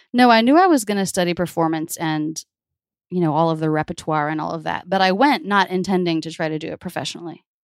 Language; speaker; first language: English; native; English